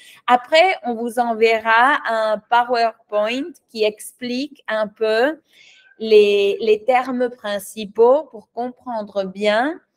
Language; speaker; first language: French; non-native, fluent; Spanish